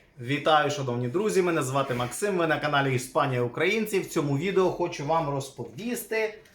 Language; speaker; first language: Ukrainian; native; Ukrainian